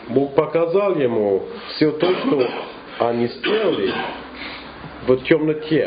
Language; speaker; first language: Russian; non-native, fluent; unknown